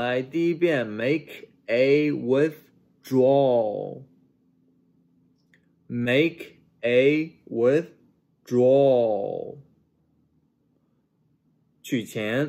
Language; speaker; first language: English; non-native, fluent; Chinese